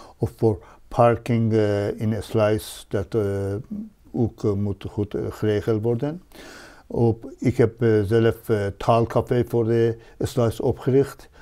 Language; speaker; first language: Dutch; non-native, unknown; Persian